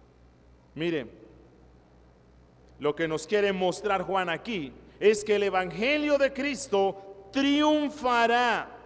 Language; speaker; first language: Spanish; native; Spanish